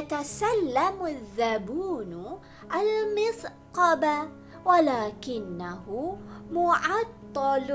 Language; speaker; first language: Arabic; non-native, fluent; Malay